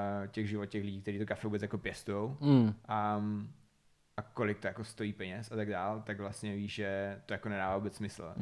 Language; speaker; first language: Czech; native; Czech